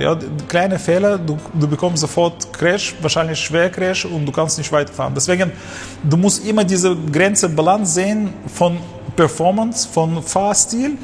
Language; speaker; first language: German; non-native, learner; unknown